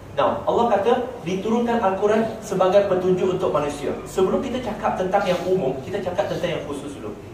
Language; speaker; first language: Malay; non-native, local second language; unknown